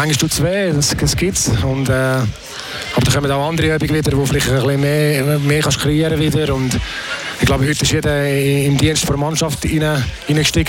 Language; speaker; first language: German; native; German